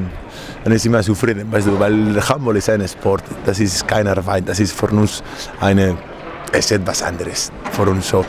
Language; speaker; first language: German; non-native, learner; Spanish